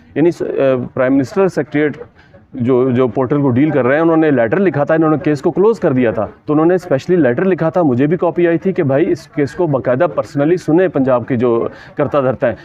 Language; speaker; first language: Urdu; non-native, local second language; Punjabi